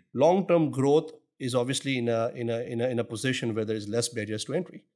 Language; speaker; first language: English; non-native, local second language; Gujarati